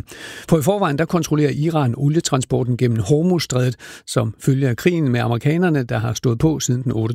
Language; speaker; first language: Danish; native; Danish